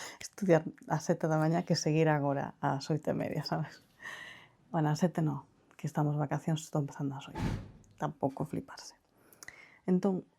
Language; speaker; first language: Galician; non-native, local second language; Spanish